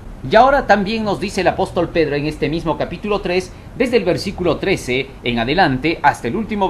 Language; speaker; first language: Spanish; native; Spanish